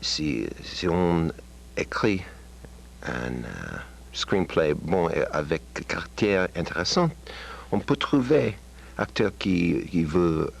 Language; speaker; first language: French; non-native, learner; English